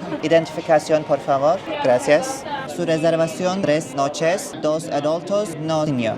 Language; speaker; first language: Spanish; non-native, learner; Turkish